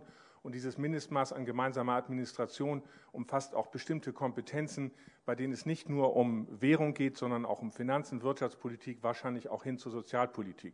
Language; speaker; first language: German; native; German